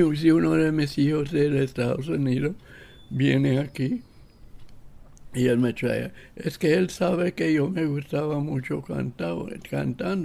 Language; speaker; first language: Spanish; non-native, local second language; English